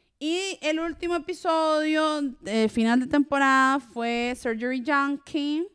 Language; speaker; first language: Spanish; early bilingual, other home language; French